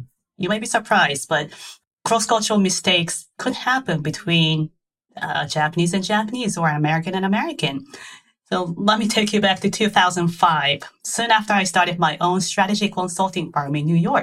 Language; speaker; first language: English; non-native, fluent; Japanese